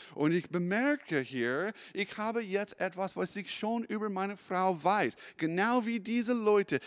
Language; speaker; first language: German; non-native, fluent; English